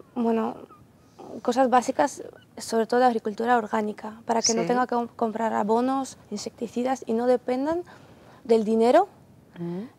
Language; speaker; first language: Spanish; non-native, fluent; Ukrainian